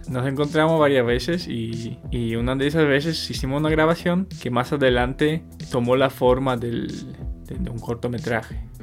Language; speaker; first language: Spanish; non-native, fluent; Polish